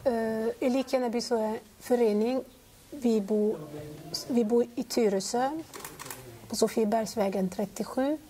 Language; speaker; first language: Swedish; non-native, fluent; Lingala